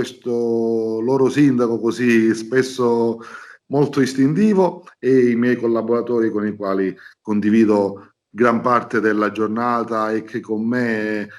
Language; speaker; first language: Italian; native; Italian